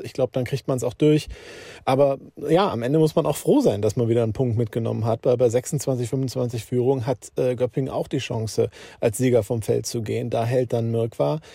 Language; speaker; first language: German; native; German